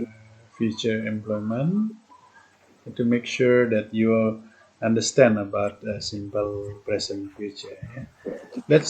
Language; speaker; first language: English; non-native, fluent; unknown